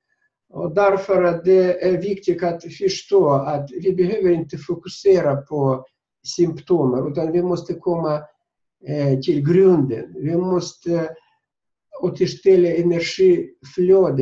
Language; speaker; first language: Swedish; non-native, fluent; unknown